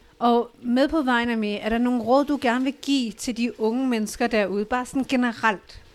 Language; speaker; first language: Danish; early bilingual, other home language; Urdu